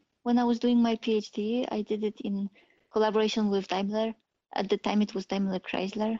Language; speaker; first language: English; non-native, fluent; Polish